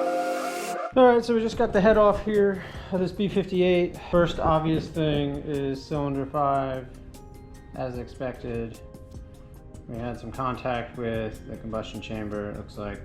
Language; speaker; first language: English; native; English